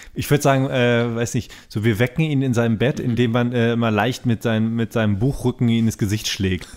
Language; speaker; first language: German; native; German